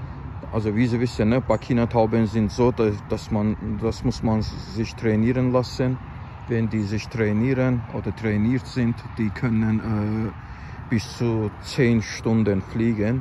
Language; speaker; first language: German; non-native, fluent; Azerbaijani